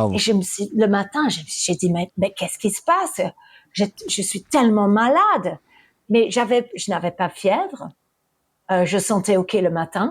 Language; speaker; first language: French; early bilingual, heritage; English